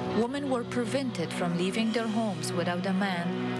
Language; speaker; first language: English; non-native, fluent; Persian